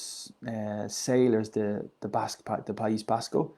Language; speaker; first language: Spanish; non-native, learner; English